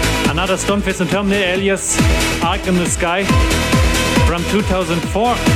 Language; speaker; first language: English; non-native, fluent; German